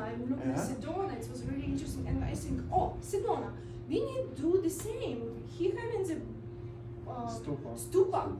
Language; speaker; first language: English; non-native, learner; Russian